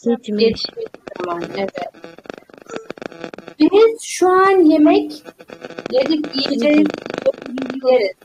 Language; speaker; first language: Turkish; non-native, fluent; Uzbek